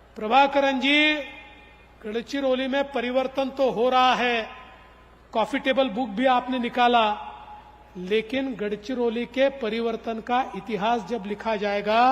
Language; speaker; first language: Hindi; non-native, local second language; Marathi